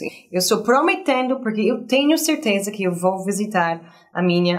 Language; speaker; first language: Portuguese; non-native, fluent; English